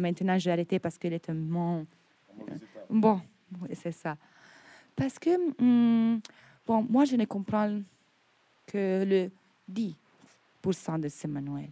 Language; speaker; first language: French; non-native, fluent; Italian